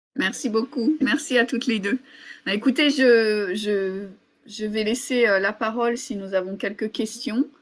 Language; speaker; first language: French; native; French